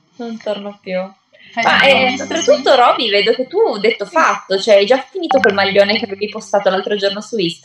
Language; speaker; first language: Italian; native; Italian